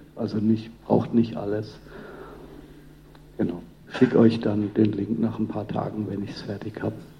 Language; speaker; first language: German; native; German